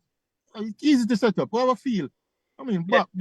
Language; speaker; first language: English; native; English